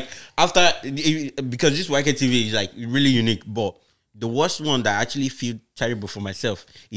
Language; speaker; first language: English; non-native, local second language; Igbo